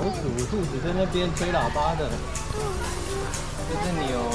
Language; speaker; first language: Chinese; native; Chinese